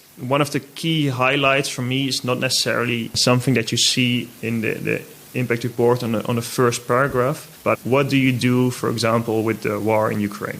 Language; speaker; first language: English; non-native, fluent; Dutch